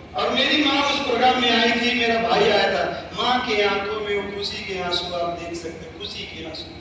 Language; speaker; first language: Hindi; native; Hindi